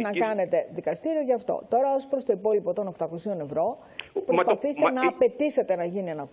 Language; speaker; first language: Greek; native; Greek